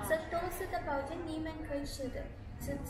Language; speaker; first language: Chinese; non-native, learner; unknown